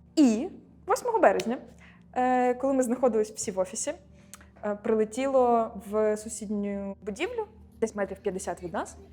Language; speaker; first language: Ukrainian; non-native, local second language; Russian